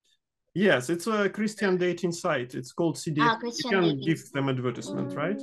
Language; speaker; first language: English; non-native, fluent; Russian